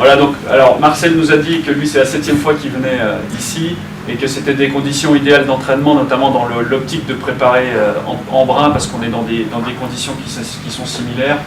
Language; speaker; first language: French; native; French